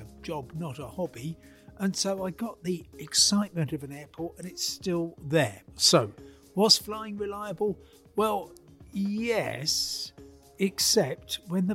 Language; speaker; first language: English; native; English